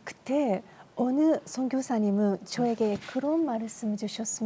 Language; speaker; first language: Korean; non-native, learner; Japanese